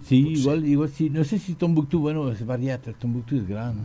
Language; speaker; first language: Catalan; non-native, learner; French